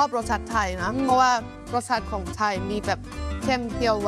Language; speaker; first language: Thai; non-native, fluent; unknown